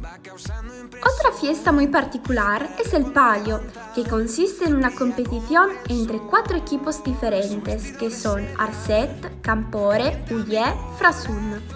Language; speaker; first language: Spanish; non-native, learner; Italian